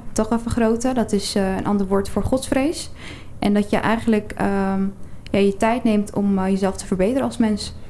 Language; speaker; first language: Dutch; early bilingual, other home language; Arabic